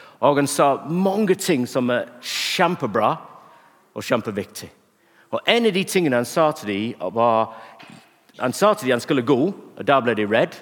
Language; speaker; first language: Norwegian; non-native, fluent; English